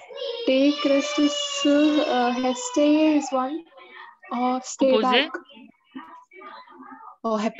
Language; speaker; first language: English; non-native, learner; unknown